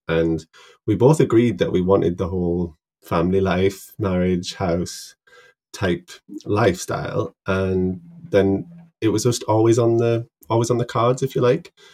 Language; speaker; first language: English; native; English